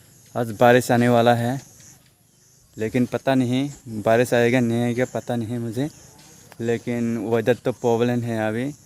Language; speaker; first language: Hindi; non-native, local second language; Kok Borok